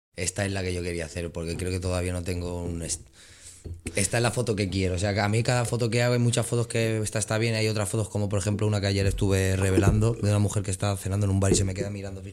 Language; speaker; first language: Spanish; native; Spanish